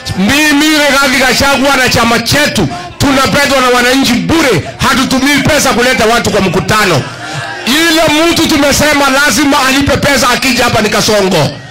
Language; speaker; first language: Swahili; non-native, local second language; Kikuyu